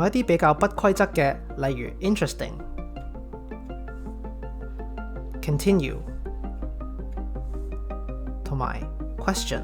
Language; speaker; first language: Cantonese; native; Cantonese